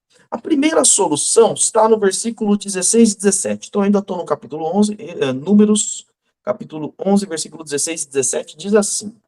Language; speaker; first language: Portuguese; native; Portuguese